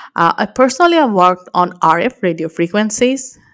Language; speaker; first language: English; non-native, local second language; Bangla